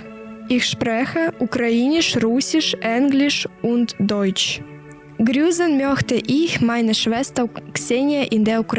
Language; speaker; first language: German; non-native, learner; Ukrainian